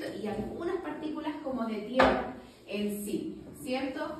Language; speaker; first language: Spanish; native; Spanish